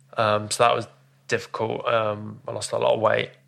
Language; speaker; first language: English; native; English